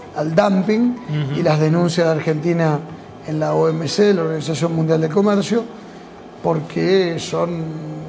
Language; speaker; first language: Spanish; native; Spanish